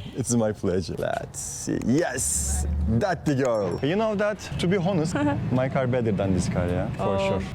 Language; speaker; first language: English; non-native, learner; Turkish